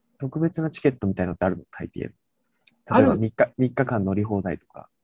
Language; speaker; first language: Japanese; native; Japanese